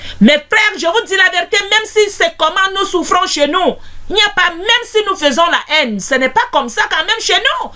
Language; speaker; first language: French; non-native, local second language; Basaa